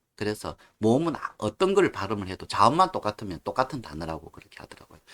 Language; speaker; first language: Korean; native; Korean